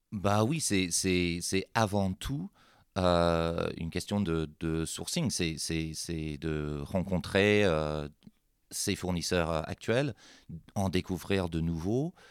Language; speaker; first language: French; non-native, fluent; English